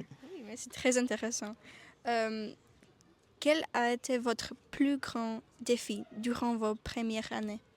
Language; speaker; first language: French; non-native, learner; Polish